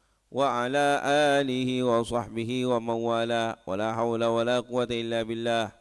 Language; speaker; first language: Arabic; non-native, fluent; Indonesian